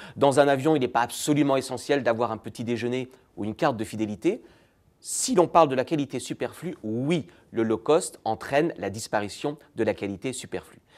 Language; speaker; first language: French; native; French